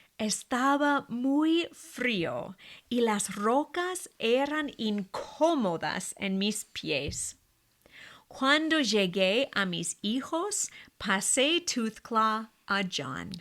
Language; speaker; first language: Spanish; non-native, fluent; English